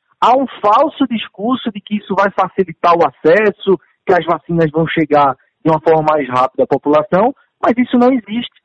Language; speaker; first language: Portuguese; native; Portuguese